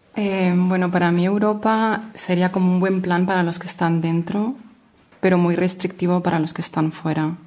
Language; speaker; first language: Spanish; native; Spanish